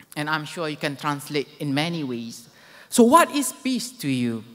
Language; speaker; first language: English; non-native, local second language; Malay